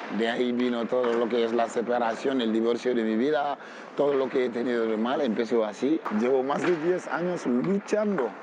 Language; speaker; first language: Spanish; non-native, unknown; Wolof